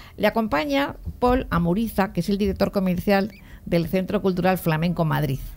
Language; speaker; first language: Spanish; native; Spanish